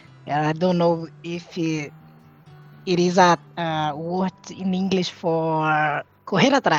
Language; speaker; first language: English; non-native, learner; Portuguese